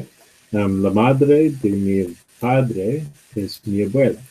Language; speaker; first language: Spanish; non-native, learner; English